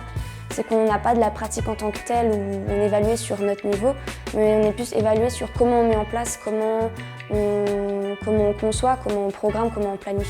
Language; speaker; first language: French; native; French